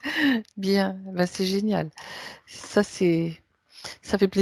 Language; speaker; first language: French; native; French